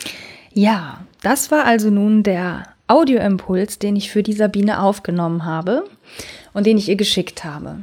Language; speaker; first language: German; native; German